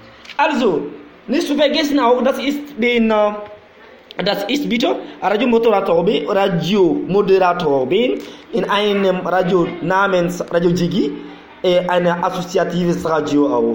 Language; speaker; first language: German; non-native, learner; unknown